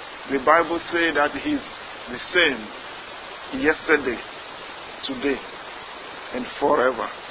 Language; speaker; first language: English; non-native, fluent; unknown